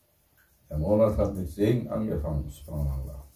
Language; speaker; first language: German; non-native, fluent; Turkish